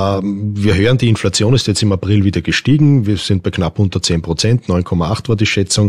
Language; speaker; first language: German; native; German